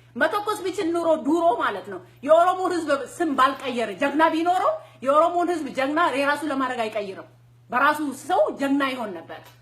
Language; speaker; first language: Amharic; non-native, local second language; Oromo